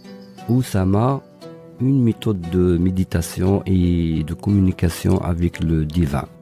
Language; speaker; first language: French; non-native, local second language; Arabic